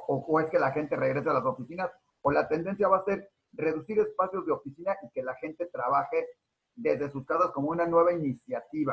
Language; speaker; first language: Spanish; native; Spanish